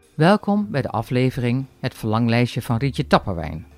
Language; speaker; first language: Dutch; native; Dutch